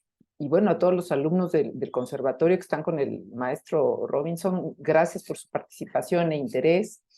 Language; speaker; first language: Spanish; native; Spanish